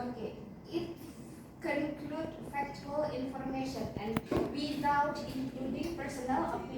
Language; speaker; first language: English; non-native, learner; Indonesian